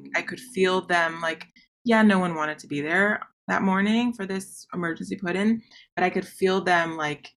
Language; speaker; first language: English; native; English